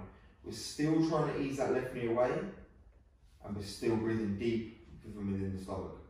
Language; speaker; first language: English; native; English